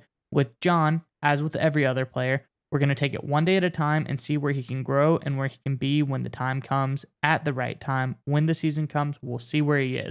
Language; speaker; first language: English; native; English